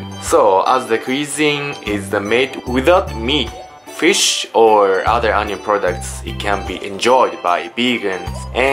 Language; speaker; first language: English; non-native, learner; Japanese